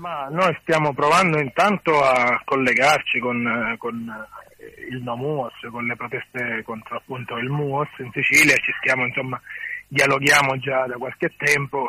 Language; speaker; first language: Italian; native; Italian